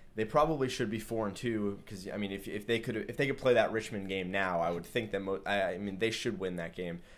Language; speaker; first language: English; native; English